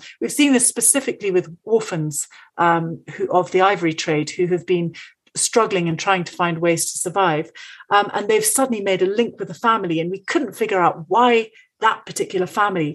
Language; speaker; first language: English; native; English